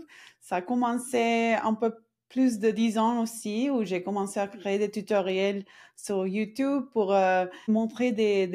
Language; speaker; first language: French; non-native, fluent; Spanish